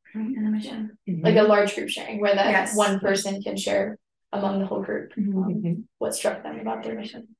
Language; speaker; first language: English; native; English